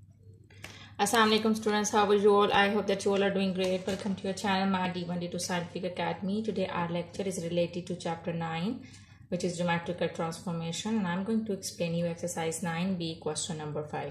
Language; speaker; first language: English; non-native, local second language; Urdu